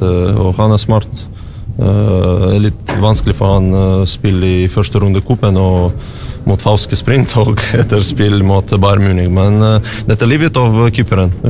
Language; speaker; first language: Norwegian; non-native, learner; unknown